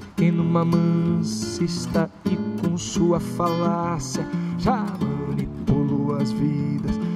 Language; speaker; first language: Portuguese; native; Portuguese